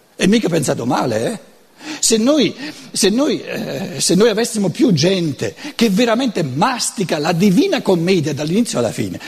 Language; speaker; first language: Italian; non-native, local second language; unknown